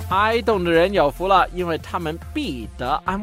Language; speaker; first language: Chinese; native; Chinese